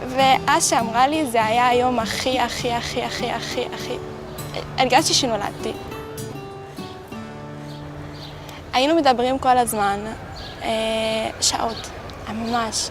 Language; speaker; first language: Hebrew; non-native, local second language; Arabic